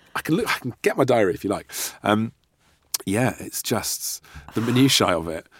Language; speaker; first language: English; native; English